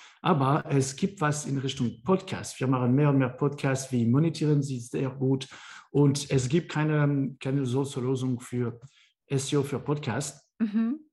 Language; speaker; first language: German; non-native, learner; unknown